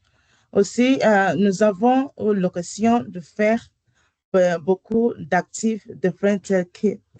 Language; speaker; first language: French; non-native, learner; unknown